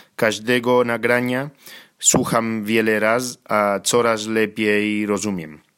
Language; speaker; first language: Polish; non-native, learner; Spanish